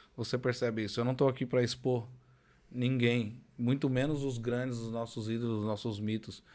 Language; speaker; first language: Portuguese; native; Portuguese